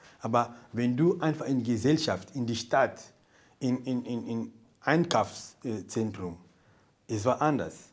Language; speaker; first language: German; non-native, fluent; Portuguese